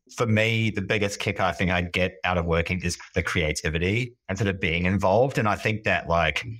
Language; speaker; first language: English; native; English